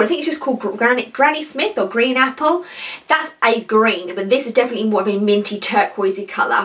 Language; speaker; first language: English; native; English